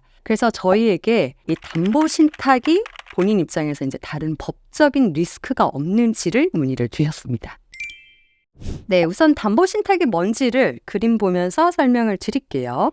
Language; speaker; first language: Korean; native; Korean